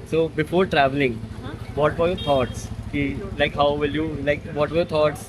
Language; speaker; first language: English; non-native, fluent; Hindi